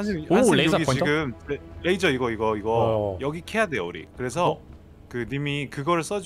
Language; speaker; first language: Korean; native; Korean